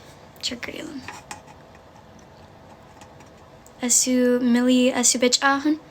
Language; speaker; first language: Amharic; non-native, learner; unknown